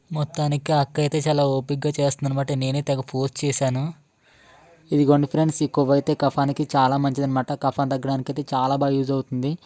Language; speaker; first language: Telugu; non-native, local second language; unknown